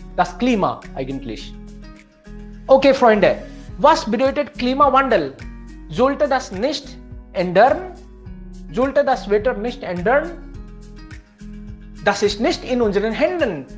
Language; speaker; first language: German; non-native, fluent; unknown